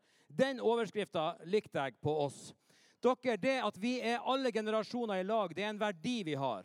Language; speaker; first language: Norwegian; native; Norwegian